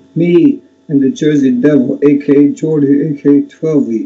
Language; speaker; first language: English; native; English